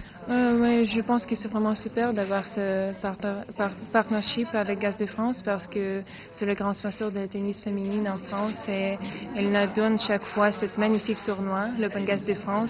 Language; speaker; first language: French; non-native, fluent; Russian